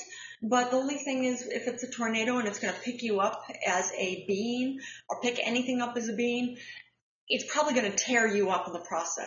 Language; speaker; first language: English; native; English